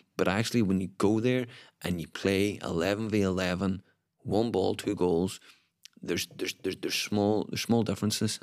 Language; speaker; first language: English; native; English